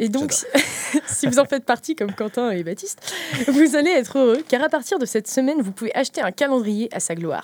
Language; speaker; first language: French; native; French